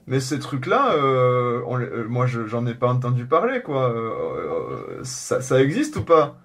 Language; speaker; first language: French; native; French